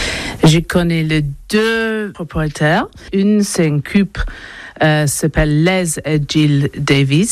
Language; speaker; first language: French; non-native, learner; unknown